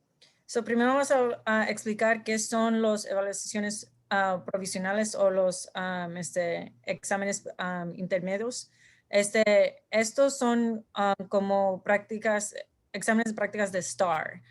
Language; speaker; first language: Spanish; early bilingual, heritage; Spanish